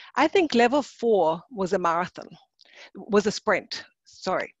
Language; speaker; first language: English; non-native, fluent; Hebrew